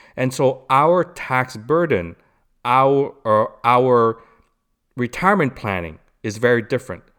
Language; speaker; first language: English; native; English